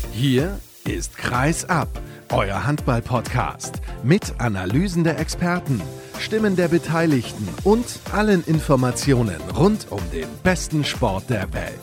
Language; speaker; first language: German; native; German